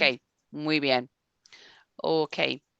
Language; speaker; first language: Spanish; non-native, fluent; English